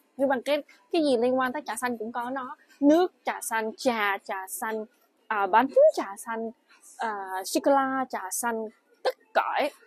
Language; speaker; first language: Vietnamese; early bilingual, heritage; Vietnamese